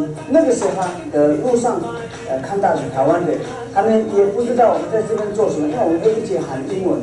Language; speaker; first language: Chinese; non-native, fluent; Tibetan